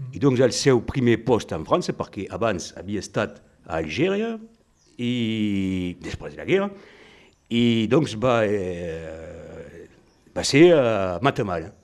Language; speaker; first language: Catalan; non-native, local second language; French